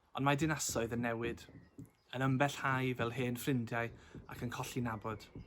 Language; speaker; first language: Welsh; native; Welsh